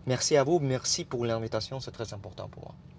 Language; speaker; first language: French; non-native, fluent; Russian